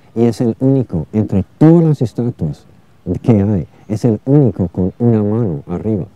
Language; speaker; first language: Spanish; non-native, fluent; English